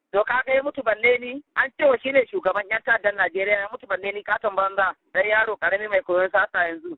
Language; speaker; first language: Hausa; non-native, local second language; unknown